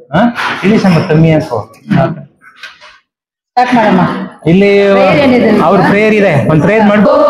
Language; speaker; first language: Kannada; native; Kannada